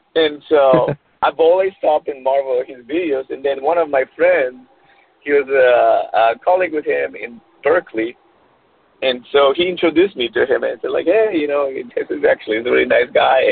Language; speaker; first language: English; non-native, fluent; Romanian